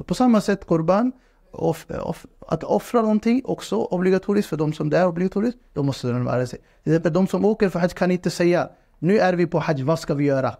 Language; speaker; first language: Swedish; non-native, fluent; Urdu